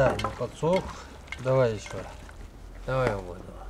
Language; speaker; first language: Russian; non-native, local second language; Uyghur